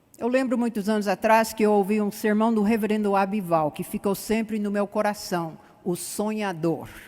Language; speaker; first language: Portuguese; non-native, fluent; English